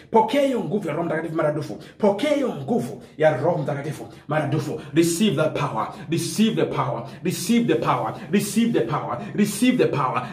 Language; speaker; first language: English; non-native, local second language; Swahili